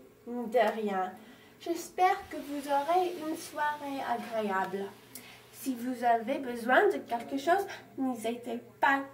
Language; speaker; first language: French; non-native, learner; English